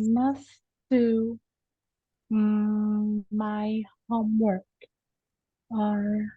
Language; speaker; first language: English; non-native, learner; Vietnamese